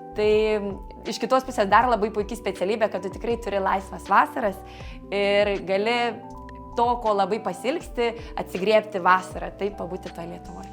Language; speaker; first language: Lithuanian; native; Lithuanian